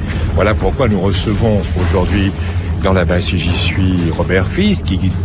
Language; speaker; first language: French; native; French